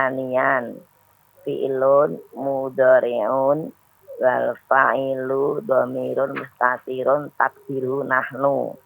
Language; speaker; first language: Arabic; non-native, learner; Indonesian